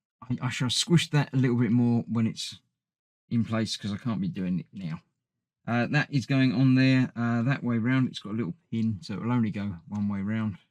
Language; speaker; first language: English; native; English